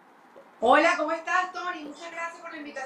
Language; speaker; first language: Spanish; native; Spanish